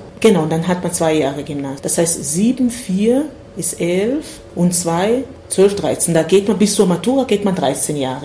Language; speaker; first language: German; non-native, fluent; Swahili